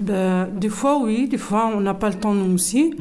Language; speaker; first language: French; non-native, learner; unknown